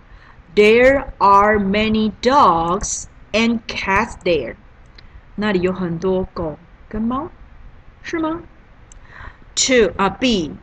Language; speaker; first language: English; non-native, learner; Chinese